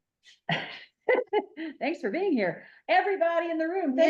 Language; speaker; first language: English; native; English